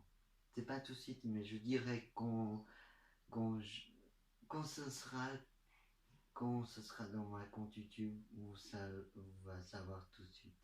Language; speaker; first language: French; non-native, learner; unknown